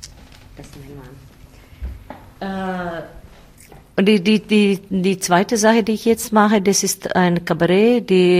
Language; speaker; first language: German; non-native, learner; Bosnian